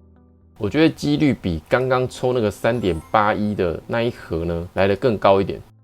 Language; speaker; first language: Chinese; native; Chinese